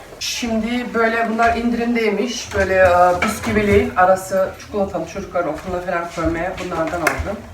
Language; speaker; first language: Turkish; early bilingual, heritage; Turkish